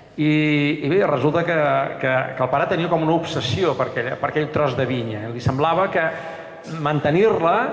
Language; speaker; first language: Catalan; native; Catalan